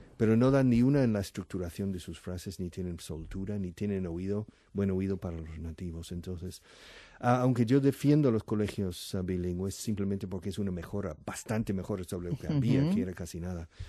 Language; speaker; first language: Spanish; non-native, fluent; English